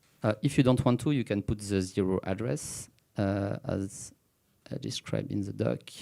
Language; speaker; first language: English; non-native, fluent; French